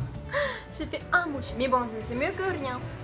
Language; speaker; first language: French; native; French